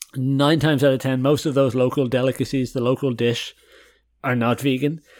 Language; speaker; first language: English; native; English